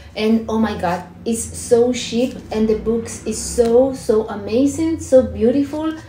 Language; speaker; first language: English; non-native, learner; Spanish